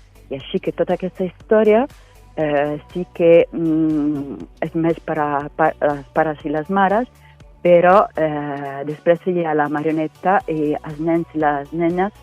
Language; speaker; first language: Catalan; non-native, fluent; Italian